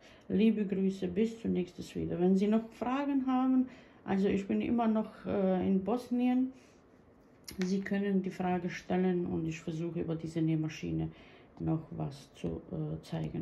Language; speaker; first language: German; non-native, learner; Bosnian